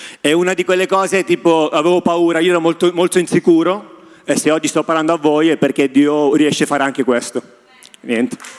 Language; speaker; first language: Italian; native; Italian